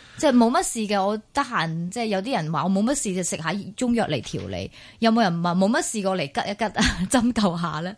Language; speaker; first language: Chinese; non-native, local second language; Cantonese